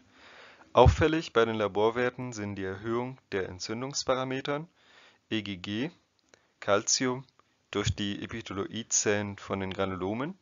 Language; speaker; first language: German; non-native, fluent; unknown